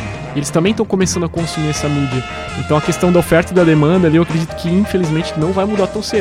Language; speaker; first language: Portuguese; native; Portuguese